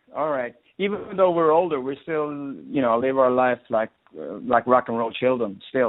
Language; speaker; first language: English; non-native, fluent; Swedish